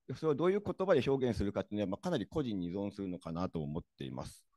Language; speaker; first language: Japanese; native; Japanese